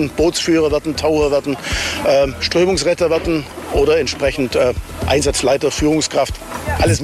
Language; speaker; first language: German; native; German